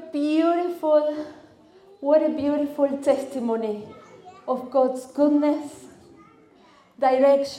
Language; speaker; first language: English; non-native, fluent; Spanish